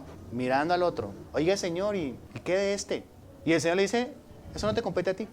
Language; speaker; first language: Spanish; native; Spanish